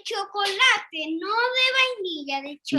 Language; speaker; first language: Spanish; native; Spanish